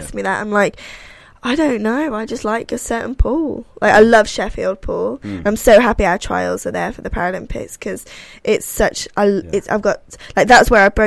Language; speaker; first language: English; native; English